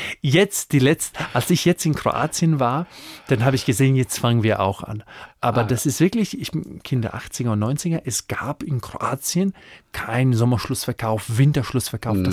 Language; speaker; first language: German; non-native, fluent; Croatian